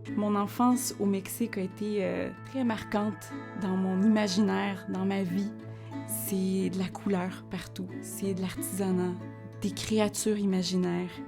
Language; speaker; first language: French; early bilingual, other home language; Spanish